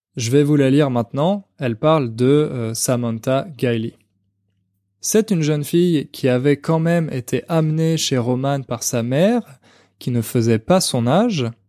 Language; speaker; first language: French; native; French